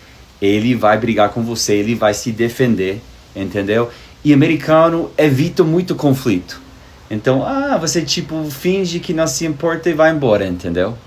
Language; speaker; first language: Portuguese; native; Portuguese